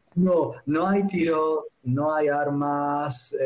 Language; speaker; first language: Spanish; native; Spanish